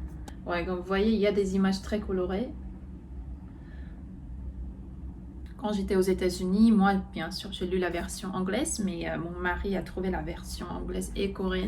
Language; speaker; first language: French; non-native, fluent; Korean